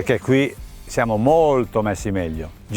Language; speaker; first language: Italian; native; Italian